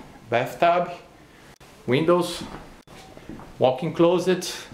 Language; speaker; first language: English; non-native, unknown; Portuguese